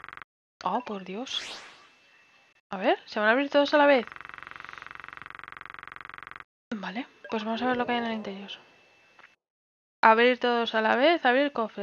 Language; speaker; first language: Spanish; native; Spanish